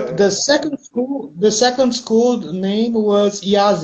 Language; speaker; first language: English; non-native, fluent; Portuguese